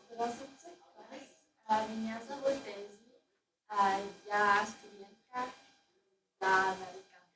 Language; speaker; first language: Russian; non-native, learner; English